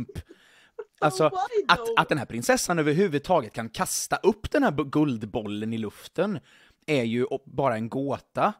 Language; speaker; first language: Swedish; native; Swedish